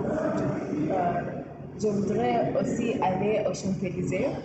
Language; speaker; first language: French; non-native, learner; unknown